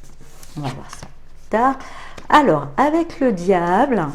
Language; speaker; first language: French; native; French